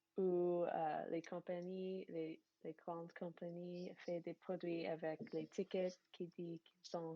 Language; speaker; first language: French; non-native, fluent; English